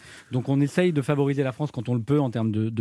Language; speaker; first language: French; native; French